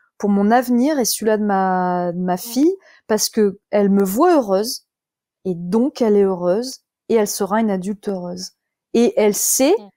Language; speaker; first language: French; native; French